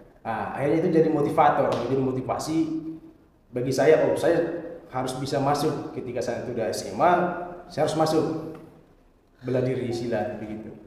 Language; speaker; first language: Indonesian; non-native, local second language; Batak Toba